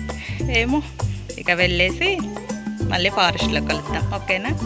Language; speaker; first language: Telugu; native; Telugu